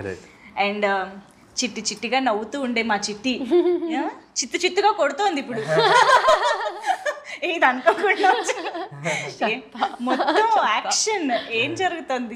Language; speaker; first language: Telugu; native; Telugu